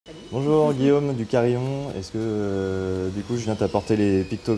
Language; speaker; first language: French; native; French